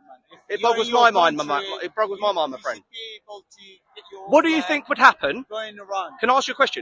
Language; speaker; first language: English; native; English